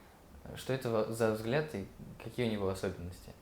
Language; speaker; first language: Russian; native; Russian